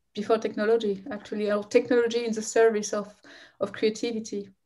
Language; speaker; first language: English; non-native, fluent; French